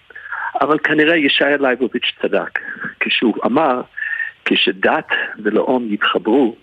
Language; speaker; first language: Hebrew; non-native, fluent; English